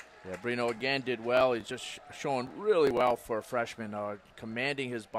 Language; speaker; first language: English; native; English